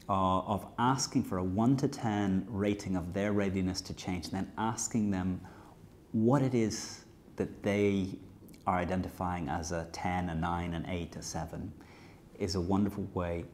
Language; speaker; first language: English; native; English